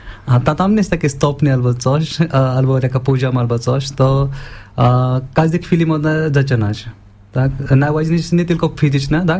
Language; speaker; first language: Polish; non-native, learner; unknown